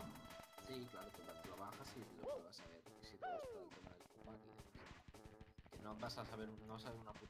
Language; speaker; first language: Spanish; native; Spanish